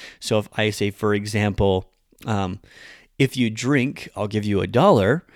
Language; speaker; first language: English; native; English